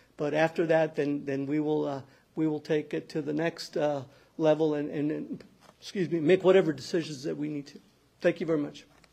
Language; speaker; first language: English; early bilingual, other home language; Spanish